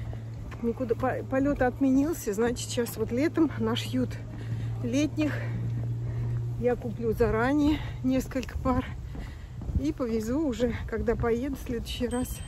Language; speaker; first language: Russian; native; Russian